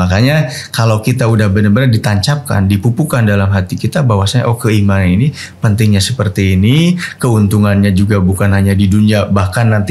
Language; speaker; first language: Indonesian; native; Indonesian